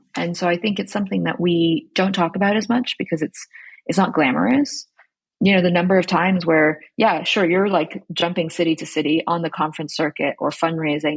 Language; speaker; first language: English; early bilingual, other home language; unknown